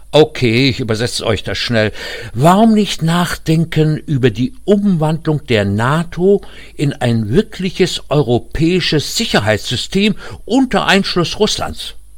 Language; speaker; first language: German; native; German